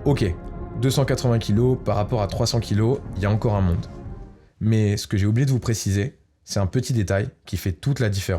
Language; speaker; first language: French; native; French